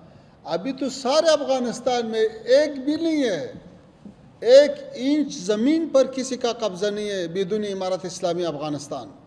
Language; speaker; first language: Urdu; non-native, fluent; Pashto